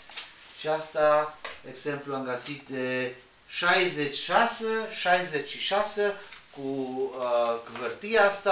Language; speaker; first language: Romanian; non-native, learner; Spanish